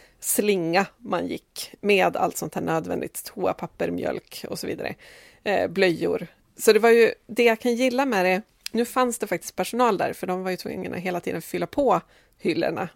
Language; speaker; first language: Swedish; native; Swedish